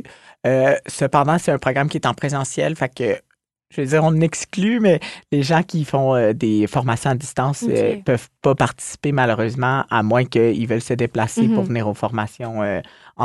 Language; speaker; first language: French; native; French